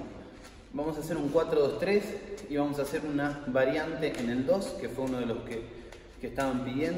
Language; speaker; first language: Spanish; native; Spanish